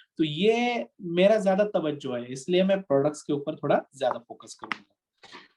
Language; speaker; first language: Hindi; non-native, local second language; Marathi